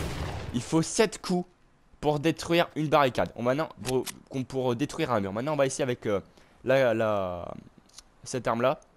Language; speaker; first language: French; native; French